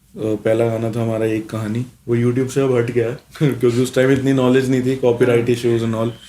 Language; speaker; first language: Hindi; early bilingual, other home language; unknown